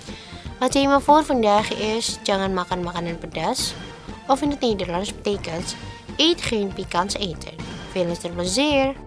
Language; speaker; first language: Dutch; non-native, learner; Indonesian